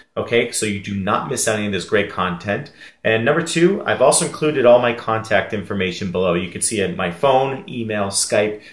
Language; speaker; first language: English; native; English